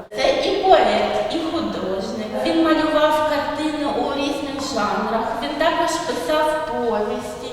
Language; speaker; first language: Ukrainian; non-native, learner; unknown